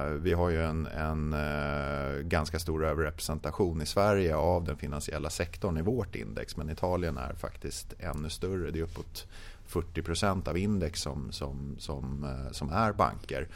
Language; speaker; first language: Swedish; native; Swedish